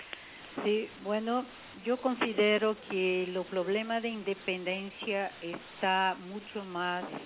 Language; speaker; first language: Spanish; non-native, fluent; Portuguese